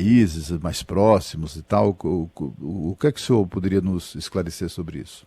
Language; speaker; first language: Portuguese; native; Portuguese